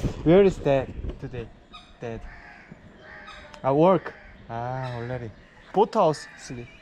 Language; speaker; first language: English; non-native, learner; Korean